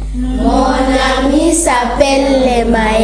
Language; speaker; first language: French; non-native, learner; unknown